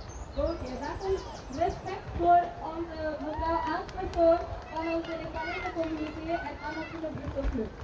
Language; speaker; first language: Dutch; non-native, learner; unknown